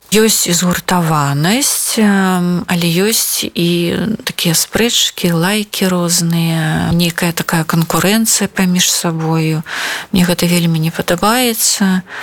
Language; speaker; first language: Belarusian; non-native, local second language; Russian